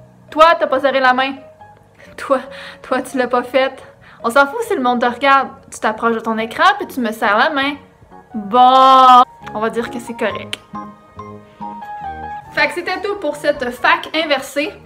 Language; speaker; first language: French; native; French